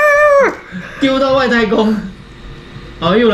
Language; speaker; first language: Chinese; native; Chinese